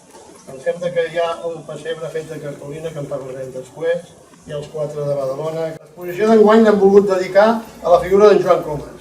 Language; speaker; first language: Catalan; native; Catalan